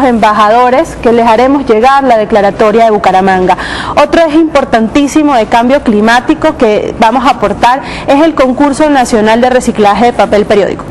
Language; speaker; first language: Spanish; native; Spanish